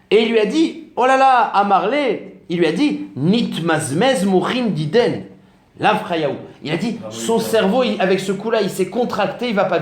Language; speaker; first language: French; native; French